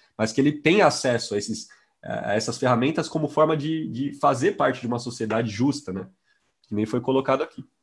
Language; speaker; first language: Portuguese; native; Portuguese